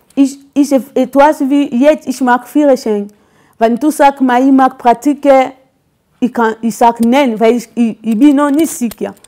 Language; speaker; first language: German; non-native, learner; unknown